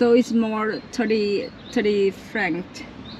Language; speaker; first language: English; non-native, learner; Vietnamese